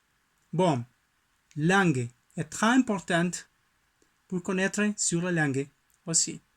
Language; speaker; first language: French; non-native, learner; Spanish